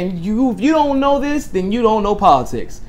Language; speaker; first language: English; native; English